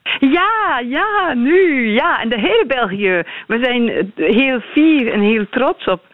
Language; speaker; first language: Dutch; non-native, learner; French